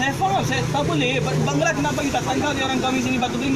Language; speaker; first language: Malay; non-native, fluent; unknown